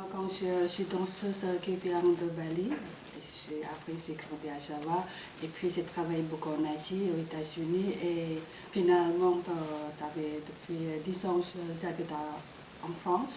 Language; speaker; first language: French; non-native, fluent; Indonesian